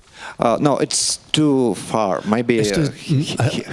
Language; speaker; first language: English; non-native, learner; Russian